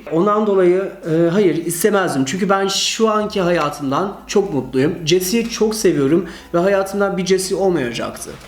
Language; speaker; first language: Turkish; early bilingual, heritage; Turkish